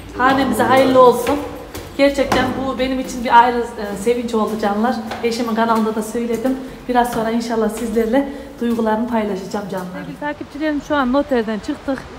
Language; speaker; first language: Turkish; native; Turkish